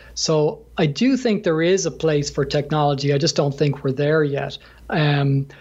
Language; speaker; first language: English; native; English